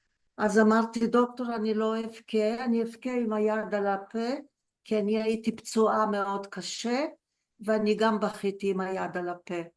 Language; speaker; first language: Hebrew; early bilingual, other home language; Polish